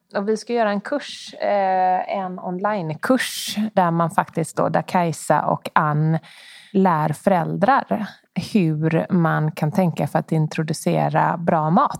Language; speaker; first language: Swedish; native; Swedish